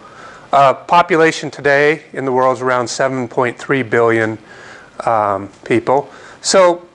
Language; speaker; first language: English; native; English